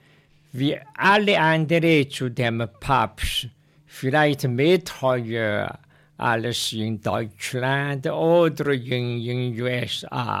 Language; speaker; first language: German; non-native, learner; Chinese